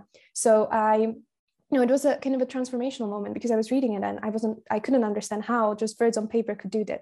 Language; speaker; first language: English; non-native, fluent; Slovak